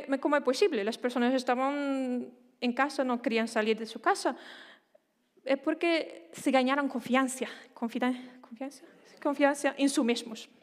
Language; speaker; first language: Spanish; non-native, fluent; Danish